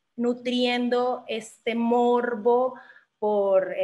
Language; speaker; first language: Spanish; native; Spanish